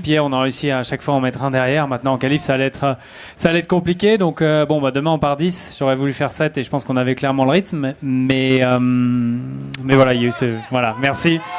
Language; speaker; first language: French; native; French